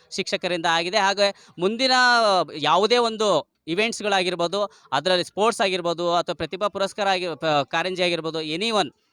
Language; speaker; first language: Kannada; native; Kannada